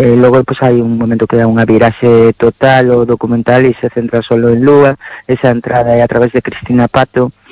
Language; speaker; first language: Galician; native; Galician